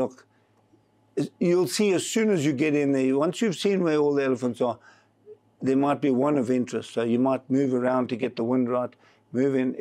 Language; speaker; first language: English; native; English